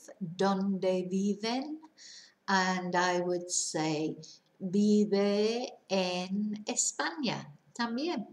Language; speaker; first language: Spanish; non-native, fluent; English